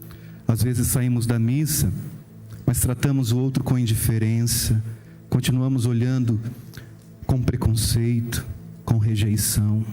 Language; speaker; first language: Portuguese; native; Portuguese